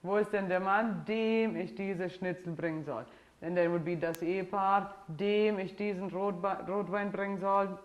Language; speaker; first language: German; non-native, fluent; English